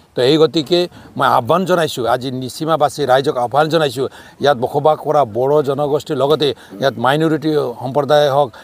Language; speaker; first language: Assamese; non-native, local second language; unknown